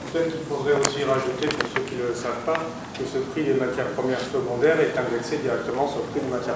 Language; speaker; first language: French; native; French